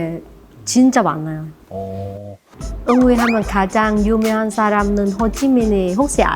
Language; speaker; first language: Korean; non-native, learner; Vietnamese